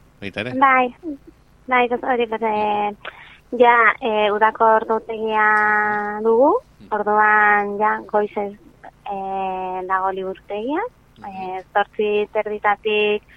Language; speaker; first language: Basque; non-native, local second language; Spanish